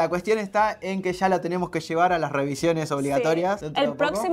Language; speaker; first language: Spanish; native; Spanish